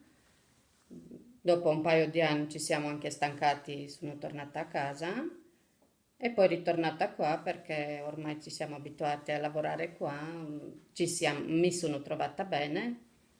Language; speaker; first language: Italian; non-native, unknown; Romanian